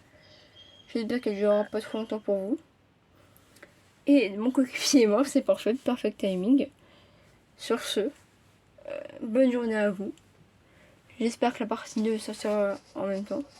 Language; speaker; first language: French; native; French